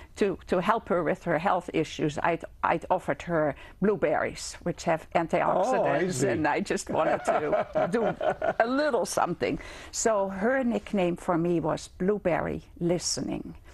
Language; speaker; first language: English; non-native, fluent; Dutch